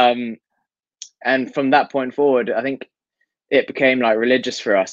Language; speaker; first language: English; native; English